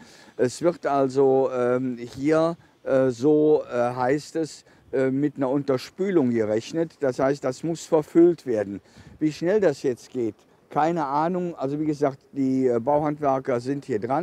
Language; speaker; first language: German; native; German